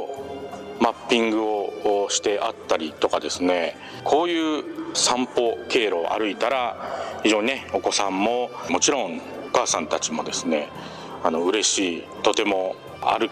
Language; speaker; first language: Japanese; native; Japanese